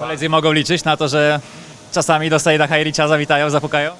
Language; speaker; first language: Polish; native; Polish